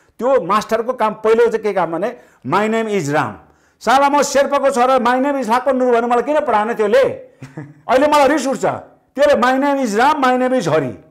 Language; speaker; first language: Nepali; non-native, local second language; Sherpa